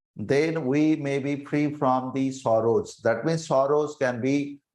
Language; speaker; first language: English; non-native, local second language; Marathi